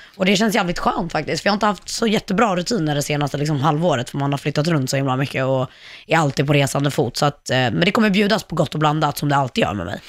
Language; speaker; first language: Swedish; native; Swedish